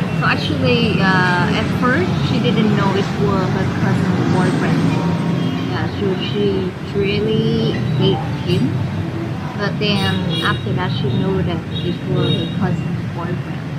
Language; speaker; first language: English; non-native, fluent; Vietnamese